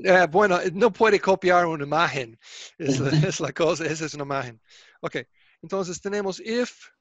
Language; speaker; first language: Spanish; non-native, fluent; English